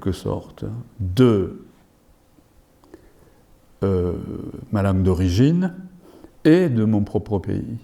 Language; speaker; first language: French; non-native, fluent; Japanese